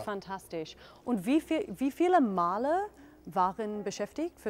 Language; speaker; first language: German; non-native, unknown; English